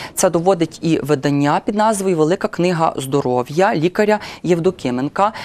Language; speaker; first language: Ukrainian; native; Ukrainian